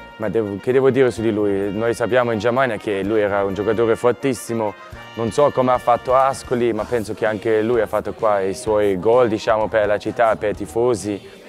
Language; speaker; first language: Italian; non-native, fluent; German